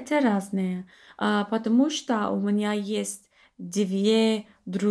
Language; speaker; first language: Russian; non-native, learner; English